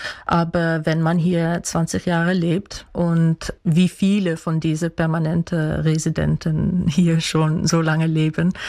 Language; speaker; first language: German; non-native, fluent; Dutch